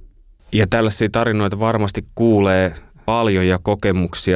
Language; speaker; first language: Finnish; native; Finnish